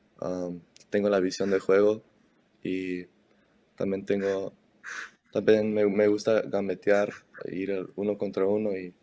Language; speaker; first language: Spanish; early bilingual, heritage; Spanish